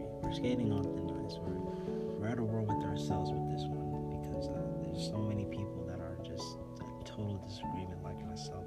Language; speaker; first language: English; native; English